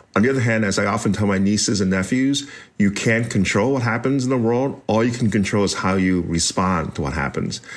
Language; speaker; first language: English; native; English